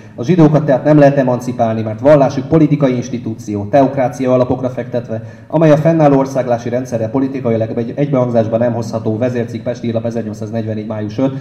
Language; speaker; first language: Hungarian; native; Hungarian